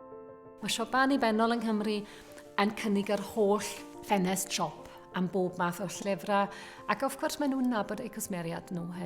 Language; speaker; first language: Welsh; non-native, fluent; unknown